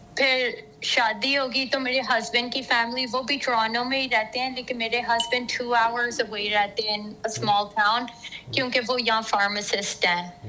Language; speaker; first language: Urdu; early bilingual, heritage; Urdu